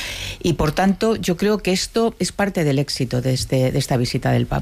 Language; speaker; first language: Spanish; native; Spanish